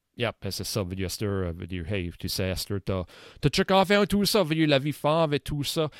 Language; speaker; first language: French; native; French